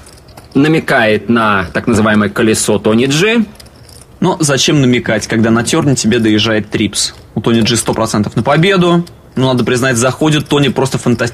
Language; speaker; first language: Russian; native; Russian